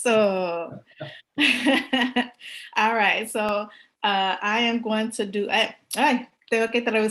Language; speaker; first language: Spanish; non-native, learner; English